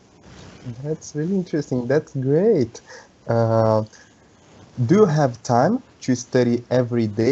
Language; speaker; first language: English; non-native, learner; Portuguese